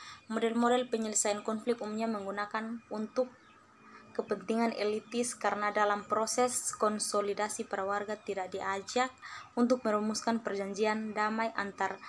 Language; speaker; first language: Indonesian; native; Indonesian